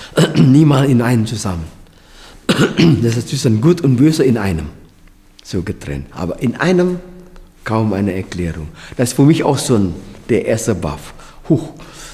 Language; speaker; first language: German; non-native, learner; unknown